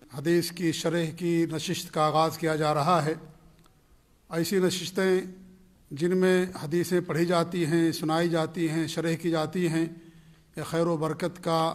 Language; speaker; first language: Urdu; native; Urdu